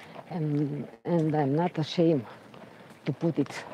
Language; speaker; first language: English; non-native, learner; Romanian